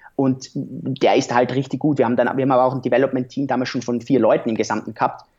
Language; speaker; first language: German; native; German